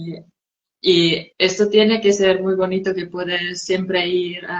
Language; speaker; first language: Spanish; non-native, fluent; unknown